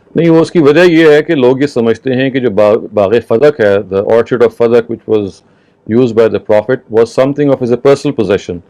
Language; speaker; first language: Urdu; native; Urdu